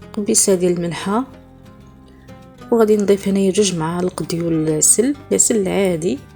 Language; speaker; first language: Arabic; native; Arabic